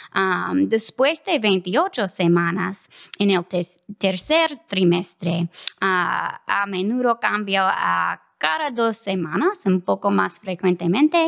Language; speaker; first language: Spanish; non-native, fluent; English